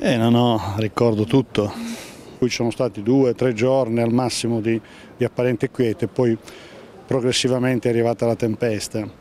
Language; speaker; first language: Italian; native; Italian